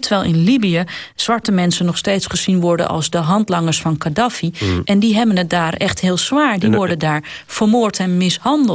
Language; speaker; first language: Dutch; native; Dutch